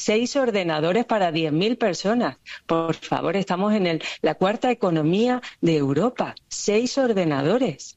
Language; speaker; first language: Spanish; native; Spanish